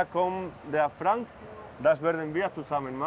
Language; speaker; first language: German; non-native, fluent; Spanish